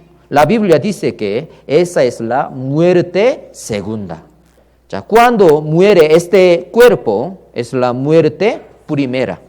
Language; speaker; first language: Spanish; non-native, learner; Korean